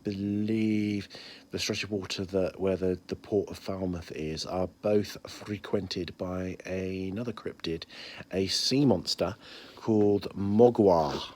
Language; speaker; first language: English; native; English